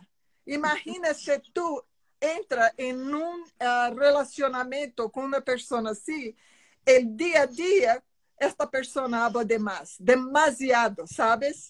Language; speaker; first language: Spanish; non-native, learner; Portuguese